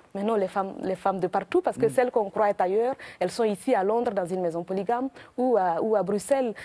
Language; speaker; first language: French; non-native, local second language; Mossi